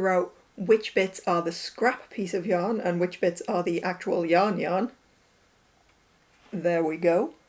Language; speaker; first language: English; native; English